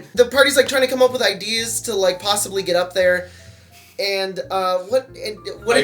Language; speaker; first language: English; native; English